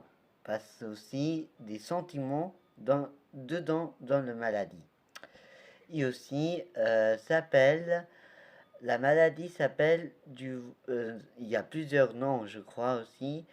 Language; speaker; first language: French; non-native, learner; Portuguese